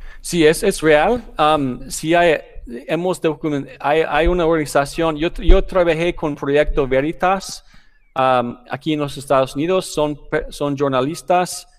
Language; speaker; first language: Spanish; non-native, fluent; English